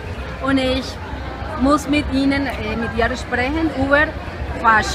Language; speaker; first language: German; non-native, learner; Spanish